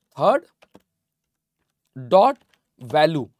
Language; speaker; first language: Hindi; native; Hindi